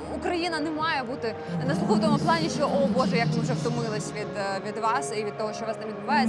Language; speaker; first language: Ukrainian; native; Ukrainian